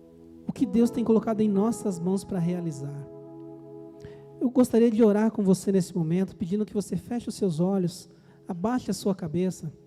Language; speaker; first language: Portuguese; native; Portuguese